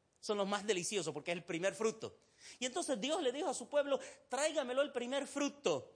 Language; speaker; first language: Spanish; non-native, fluent; Arabic